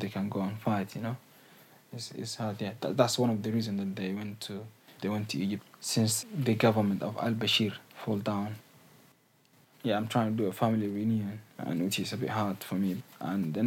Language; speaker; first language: English; non-native, fluent; Arabic